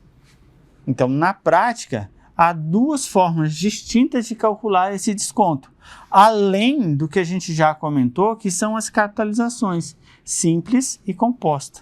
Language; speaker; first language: Portuguese; native; Portuguese